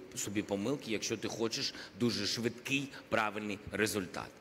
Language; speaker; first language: Ukrainian; non-native, local second language; Russian